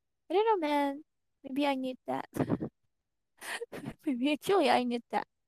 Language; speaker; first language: English; non-native, learner; Indonesian